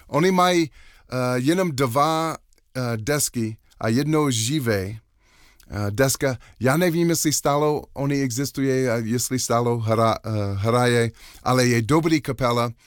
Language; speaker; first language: Czech; non-native, learner; English